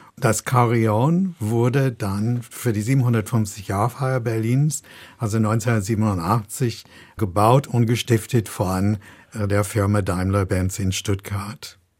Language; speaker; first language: German; non-native, fluent; English